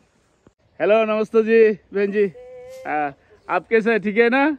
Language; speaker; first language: Hindi; non-native, learner; Bangla